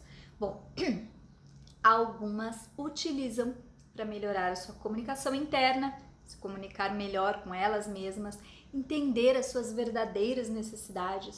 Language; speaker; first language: Portuguese; native; Portuguese